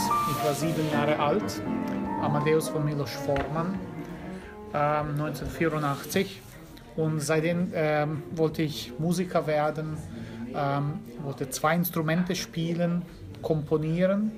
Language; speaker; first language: German; early bilingual, other home language; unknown